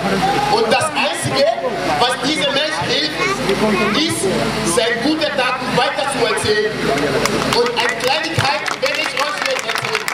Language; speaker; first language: German; non-native, fluent; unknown